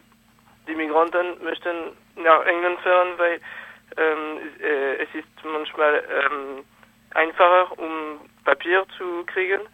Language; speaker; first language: German; non-native, fluent; French